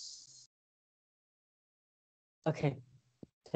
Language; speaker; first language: English; non-native, fluent; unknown